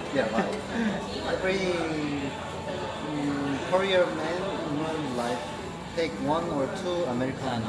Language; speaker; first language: English; non-native, learner; Korean